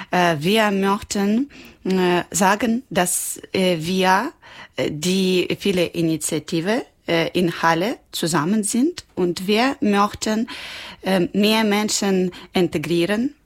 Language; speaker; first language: German; non-native, learner; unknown